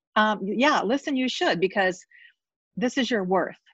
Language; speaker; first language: English; native; English